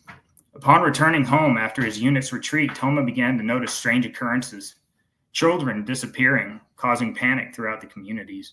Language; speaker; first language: English; native; English